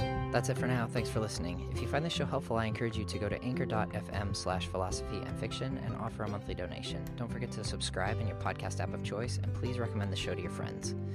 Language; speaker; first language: English; native; English